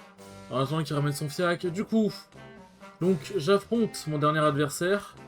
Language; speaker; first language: French; native; French